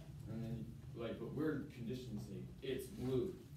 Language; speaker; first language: English; native; English